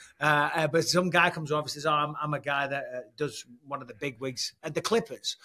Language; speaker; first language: English; native; English